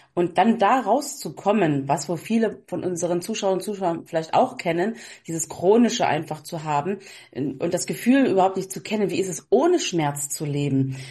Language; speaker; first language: German; native; German